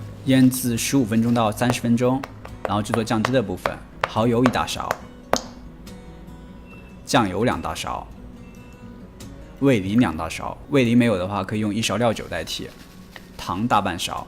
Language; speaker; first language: Chinese; native; Chinese